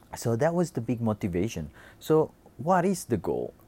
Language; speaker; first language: English; non-native, fluent; Indonesian